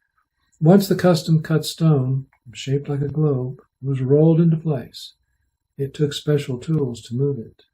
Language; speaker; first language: English; native; English